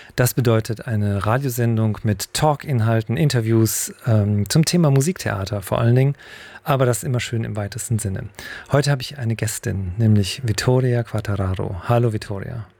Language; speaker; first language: German; native; German